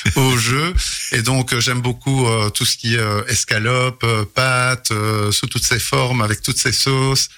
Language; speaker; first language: French; native; French